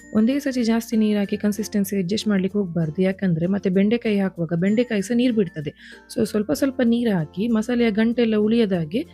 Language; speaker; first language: Kannada; non-native, local second language; Konkani